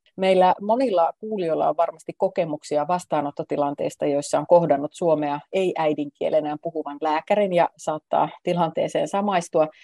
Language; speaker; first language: Finnish; native; Finnish